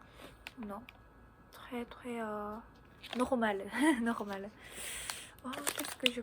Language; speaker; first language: French; non-native, learner; Japanese